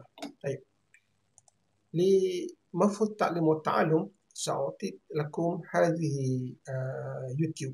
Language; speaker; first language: Arabic; non-native, fluent; Malay